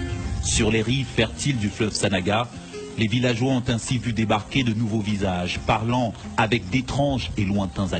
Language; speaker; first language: French; native; French